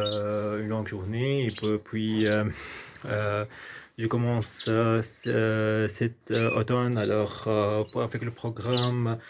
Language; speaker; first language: French; non-native, local second language; Arabic